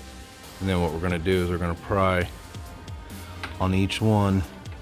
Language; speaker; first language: English; native; English